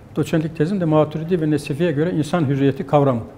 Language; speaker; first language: Turkish; native; Turkish